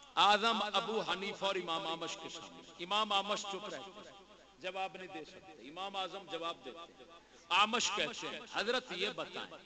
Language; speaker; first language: Urdu; non-native, local second language; Saraiki